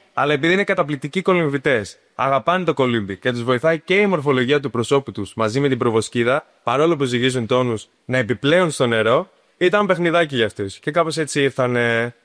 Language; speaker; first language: Greek; native; Greek